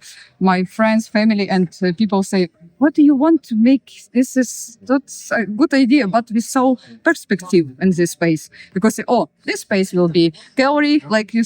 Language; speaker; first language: English; non-native, learner; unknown